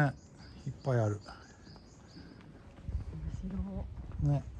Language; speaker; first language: Japanese; non-native, fluent; Swedish